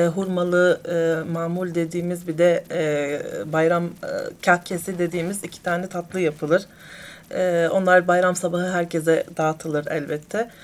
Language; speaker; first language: Turkish; early bilingual, other home language; Arabic